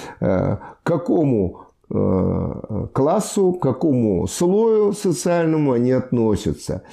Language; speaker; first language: Russian; native; Russian